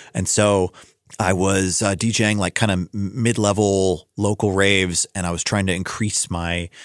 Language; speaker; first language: English; native; English